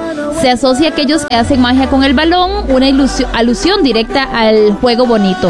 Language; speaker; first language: Spanish; native; Spanish